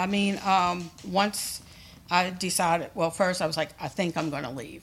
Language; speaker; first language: English; native; English